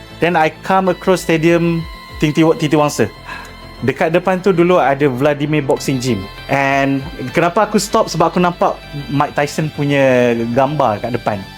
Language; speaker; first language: Malay; native; Malay